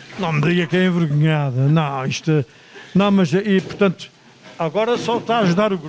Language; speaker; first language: Portuguese; native; Portuguese